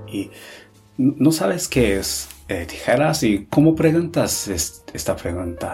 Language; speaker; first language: Spanish; non-native, fluent; Japanese